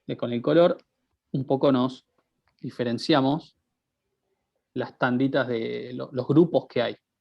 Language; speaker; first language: Spanish; native; Spanish